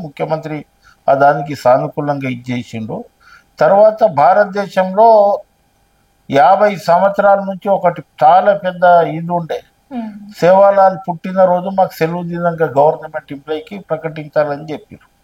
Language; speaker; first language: Telugu; non-native, local second language; Lambadi